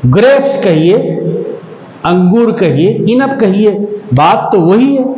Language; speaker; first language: Urdu; native; Urdu